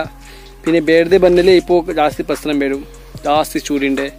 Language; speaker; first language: Malayalam; non-native, learner; Hindi